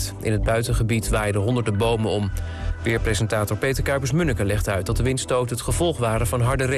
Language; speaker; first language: Dutch; native; Dutch